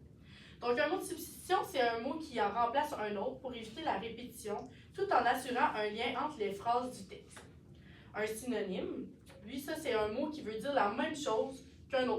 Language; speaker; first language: French; native; French